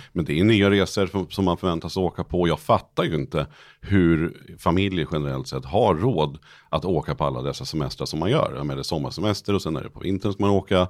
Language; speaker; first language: Swedish; native; Swedish